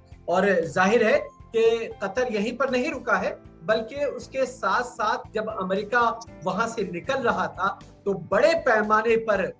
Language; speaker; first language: Hindi; native; Hindi